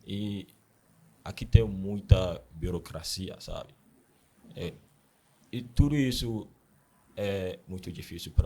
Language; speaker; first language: Portuguese; non-native, learner; Akan